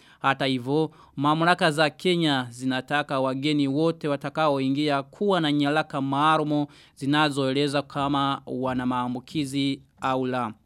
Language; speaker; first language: Swahili; non-native, local second language; Rundi